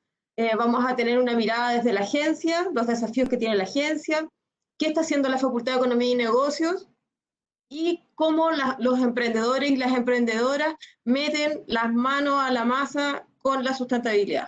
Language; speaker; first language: Spanish; native; Spanish